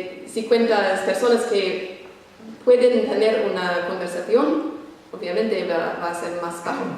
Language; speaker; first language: Spanish; non-native, fluent; English